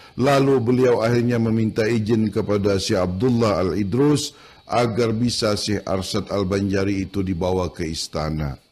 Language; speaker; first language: Indonesian; non-native, local second language; Banjar